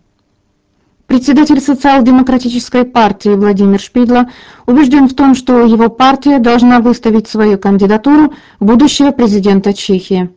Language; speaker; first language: Russian; native; Russian